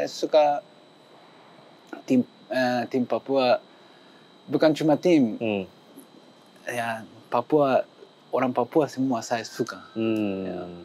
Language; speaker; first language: Indonesian; non-native, learner; Japanese